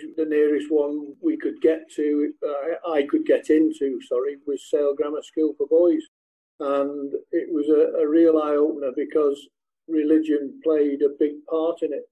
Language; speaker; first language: English; native; English